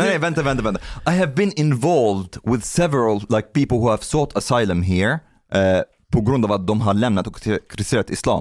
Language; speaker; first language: Swedish; non-native, fluent; Arabic